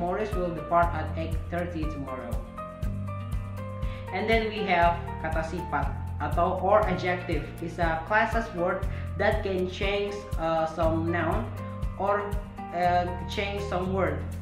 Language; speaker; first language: English; non-native, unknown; Indonesian